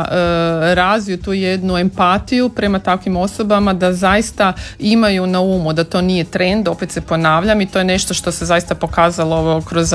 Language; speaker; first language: Serbian; native; Serbian